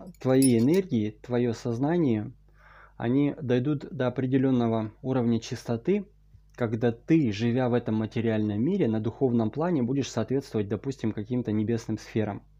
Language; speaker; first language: Russian; native; Russian